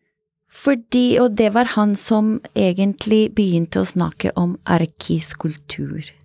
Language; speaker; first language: Norwegian; non-native, fluent; Italian